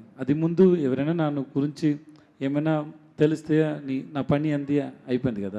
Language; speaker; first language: Telugu; non-native, learner; Tamil